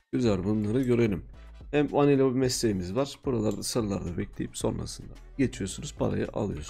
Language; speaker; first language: Turkish; native; Turkish